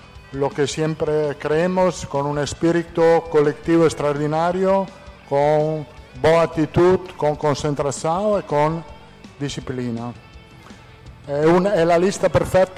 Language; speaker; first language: Portuguese; non-native, fluent; Italian